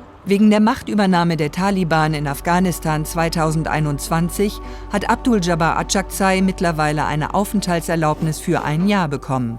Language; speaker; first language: German; native; German